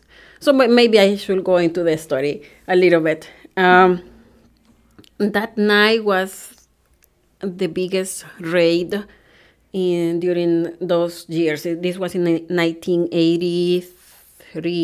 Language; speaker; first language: English; non-native, fluent; Spanish